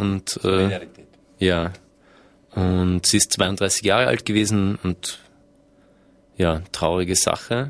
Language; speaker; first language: German; native; German